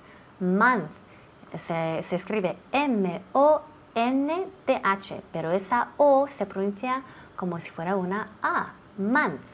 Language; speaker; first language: Spanish; non-native, fluent; English